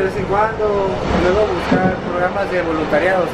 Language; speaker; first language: Spanish; native; Spanish